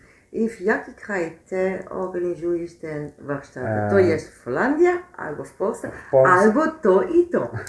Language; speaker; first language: Polish; non-native, learner; Dutch